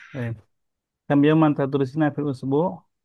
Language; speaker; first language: Arabic; non-native, fluent; Indonesian